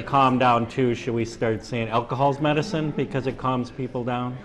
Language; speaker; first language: English; native; English